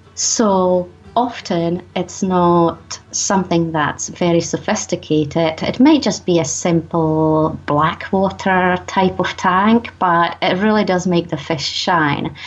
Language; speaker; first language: English; non-native, fluent; Czech